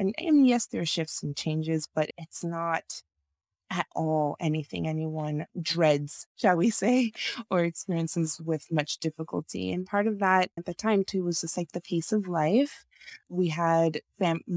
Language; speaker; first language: English; non-native, local second language; Yoruba